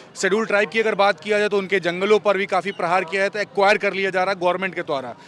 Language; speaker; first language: Hindi; native; Hindi